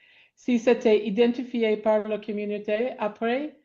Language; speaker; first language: French; non-native, fluent; English